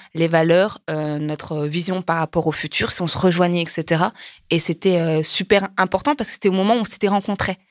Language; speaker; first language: French; native; French